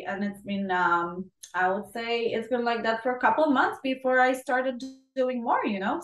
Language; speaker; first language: English; non-native, fluent; Italian